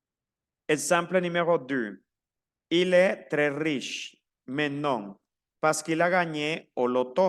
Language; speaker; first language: French; non-native, fluent; Spanish